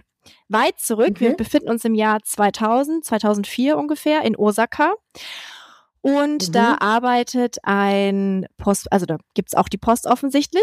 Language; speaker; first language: German; native; German